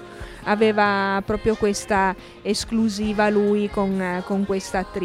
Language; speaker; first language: Italian; native; Italian